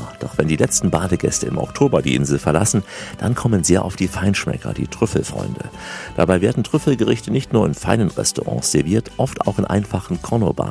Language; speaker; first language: German; native; German